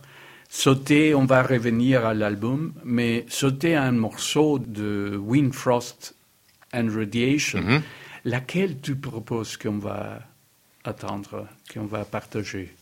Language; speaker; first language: French; non-native, fluent; Spanish